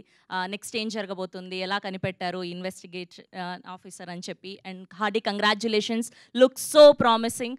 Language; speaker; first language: Telugu; native; Telugu